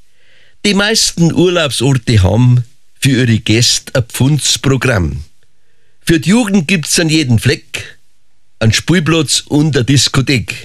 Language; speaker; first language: German; native; German